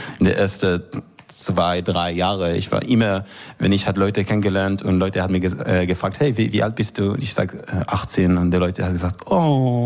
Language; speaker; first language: German; non-native, learner; Hebrew